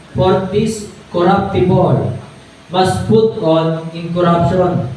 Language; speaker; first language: English; non-native, local second language; Filipino